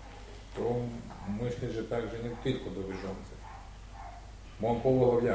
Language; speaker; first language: Polish; non-native, learner; Russian